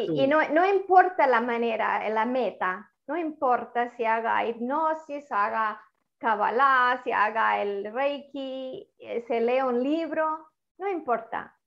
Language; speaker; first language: Spanish; non-native, fluent; Italian